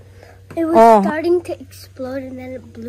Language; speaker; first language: English; native; English